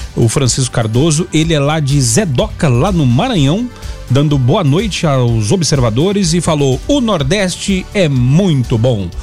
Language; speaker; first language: Portuguese; native; Portuguese